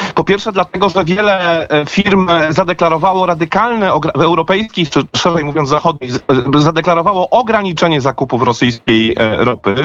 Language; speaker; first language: Polish; native; Polish